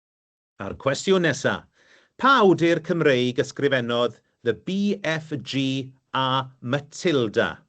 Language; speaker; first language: Welsh; native; Welsh